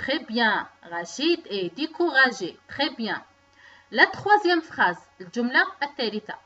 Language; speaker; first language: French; non-native, local second language; Arabic